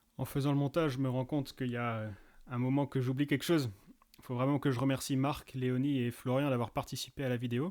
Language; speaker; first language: French; native; French